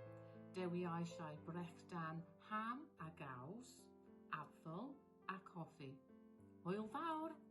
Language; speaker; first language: Welsh; non-native, learner; English